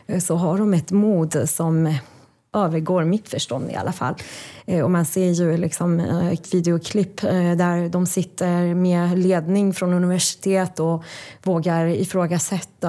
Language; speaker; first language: Swedish; non-native, fluent; Persian